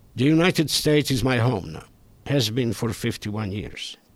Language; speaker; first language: English; non-native, fluent; Hungarian